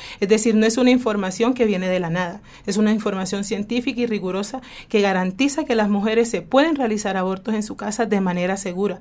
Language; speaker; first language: Spanish; native; Spanish